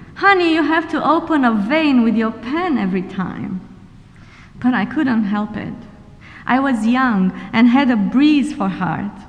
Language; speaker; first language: English; non-native, fluent; Romanian